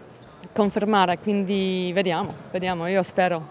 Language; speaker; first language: Italian; non-native, fluent; Polish